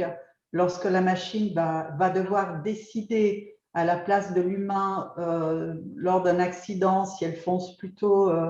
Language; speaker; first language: French; native; French